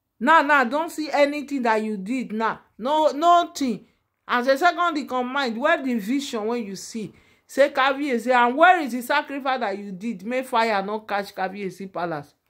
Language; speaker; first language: Nigerian Pidgin; non-native, local second language; Yoruba